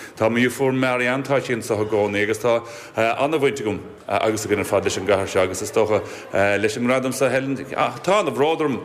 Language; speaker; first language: Irish; native; Irish